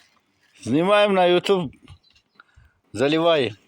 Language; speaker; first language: Russian; non-native, learner; Tajik